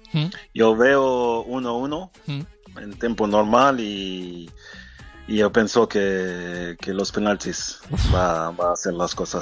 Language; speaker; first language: Spanish; non-native, fluent; French